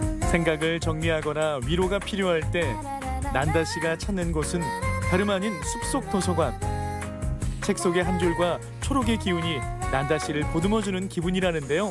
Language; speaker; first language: Korean; native; Korean